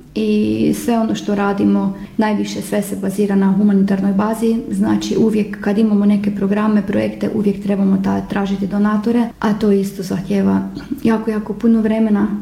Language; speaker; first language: Croatian; early bilingual, heritage; Croatian